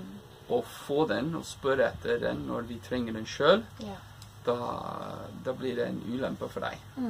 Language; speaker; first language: Norwegian; non-native, fluent; English